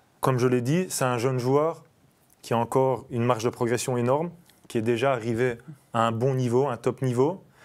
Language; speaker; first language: French; native; French